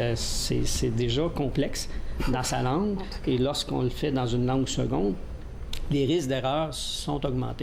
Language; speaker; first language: French; native; French